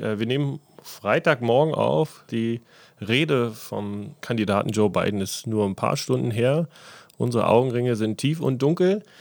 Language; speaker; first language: German; native; German